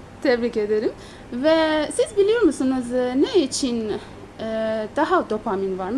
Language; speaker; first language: Turkish; non-native, learner; Persian